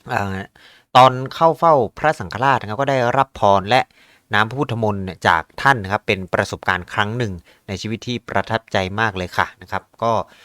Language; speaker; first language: Thai; native; Thai